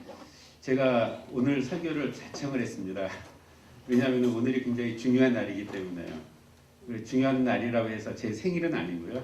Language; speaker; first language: Korean; native; Korean